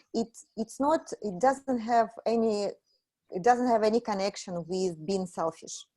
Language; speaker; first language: English; non-native, fluent; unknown